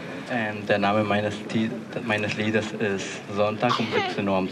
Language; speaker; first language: German; native; German